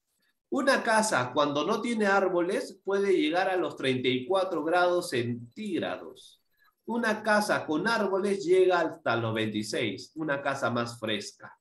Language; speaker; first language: Spanish; native; Spanish